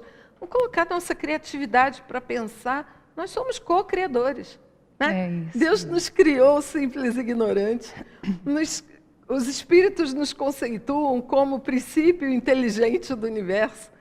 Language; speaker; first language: Portuguese; native; Portuguese